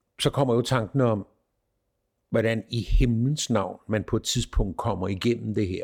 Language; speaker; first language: Danish; native; Danish